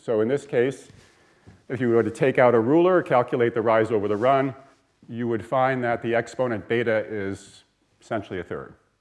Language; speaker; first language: English; native; English